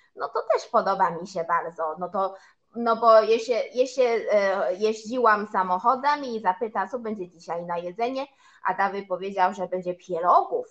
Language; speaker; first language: Polish; non-native, learner; Chinese